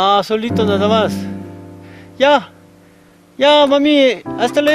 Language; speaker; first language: Spanish; non-native, learner; Korean